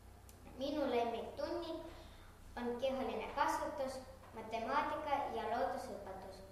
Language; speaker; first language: Estonian; non-native, learner; Russian